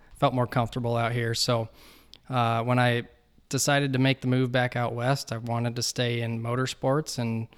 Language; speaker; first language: English; native; English